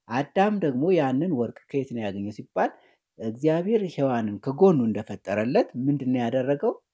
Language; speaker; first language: Amharic; native; Amharic